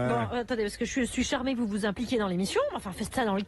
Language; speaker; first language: French; native; French